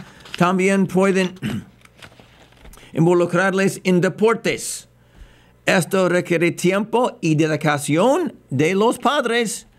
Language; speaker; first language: Spanish; non-native, fluent; English